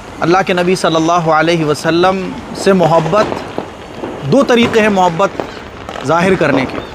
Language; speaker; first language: Urdu; native; Urdu